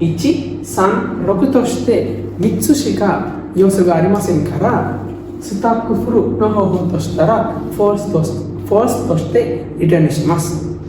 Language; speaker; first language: Japanese; non-native, learner; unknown